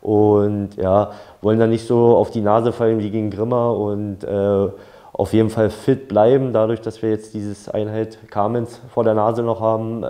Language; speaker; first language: German; native; German